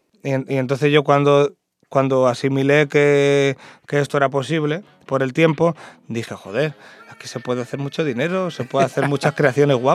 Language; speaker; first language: Spanish; native; Spanish